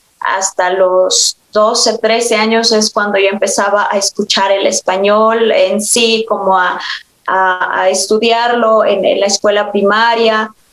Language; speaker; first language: Spanish; non-native, local second language; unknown